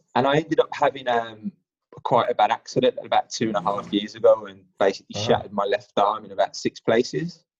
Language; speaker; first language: English; native; English